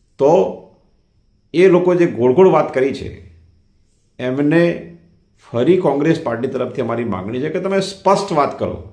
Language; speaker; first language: Gujarati; non-native, local second language; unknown